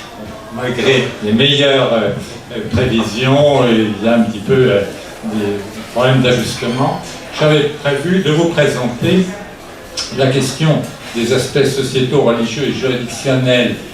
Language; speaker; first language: French; native; French